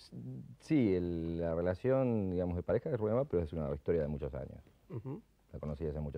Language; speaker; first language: Spanish; native; Spanish